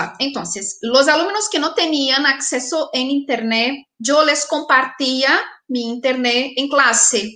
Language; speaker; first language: Spanish; non-native, fluent; Portuguese